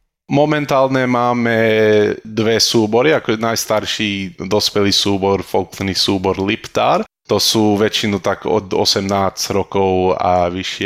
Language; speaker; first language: Slovak; early bilingual, heritage; Slovak